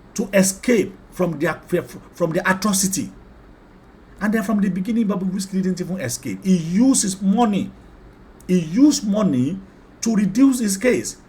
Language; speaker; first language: English; non-native, local second language; Yoruba